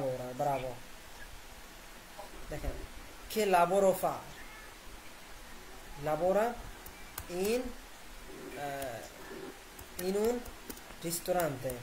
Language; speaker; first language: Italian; non-native, fluent; Bangla